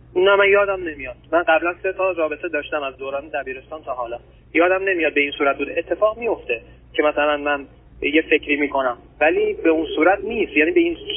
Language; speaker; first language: Persian; early bilingual, other home language; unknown